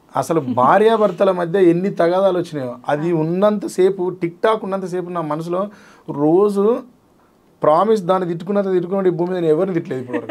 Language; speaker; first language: Telugu; native; Telugu